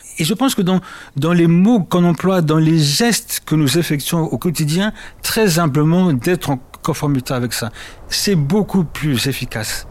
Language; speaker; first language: French; early bilingual, other home language; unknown